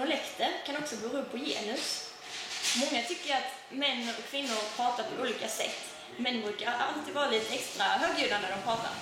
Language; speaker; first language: Swedish; native; Swedish